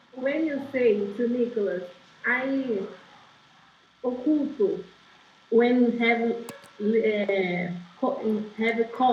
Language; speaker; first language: English; non-native, learner; Portuguese